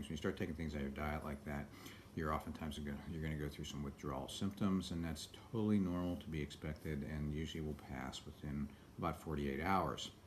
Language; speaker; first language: English; native; English